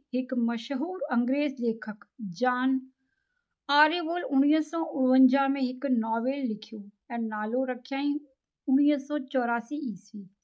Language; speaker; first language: Sindhi; native; Sindhi